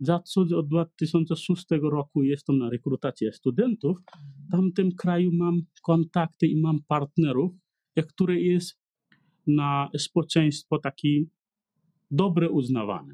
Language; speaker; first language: Polish; non-native, learner; Nepali